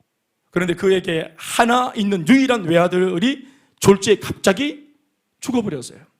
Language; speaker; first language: Korean; native; Korean